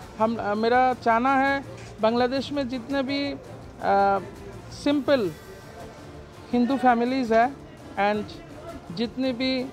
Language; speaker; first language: Hindi; non-native, fluent; Bangla